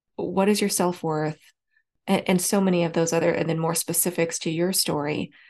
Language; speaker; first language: English; native; English